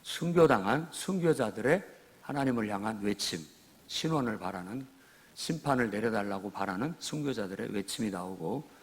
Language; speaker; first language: Korean; native; Korean